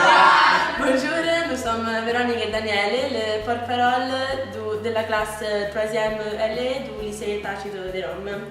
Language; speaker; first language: French; non-native, learner; Italian